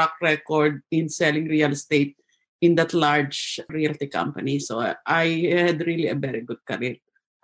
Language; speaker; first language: English; non-native, local second language; Filipino